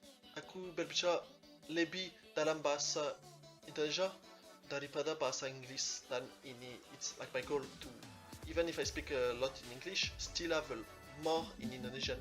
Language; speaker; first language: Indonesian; non-native, learner; French